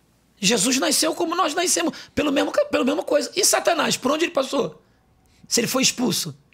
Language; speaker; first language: Portuguese; native; Portuguese